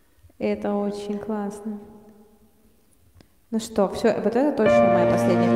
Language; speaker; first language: Russian; native; Russian